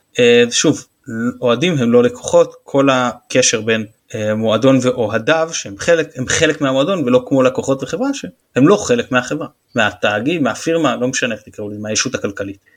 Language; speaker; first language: Hebrew; native; Hebrew